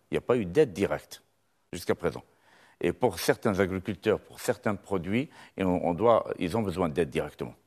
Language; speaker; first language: French; non-native, local second language; Arabic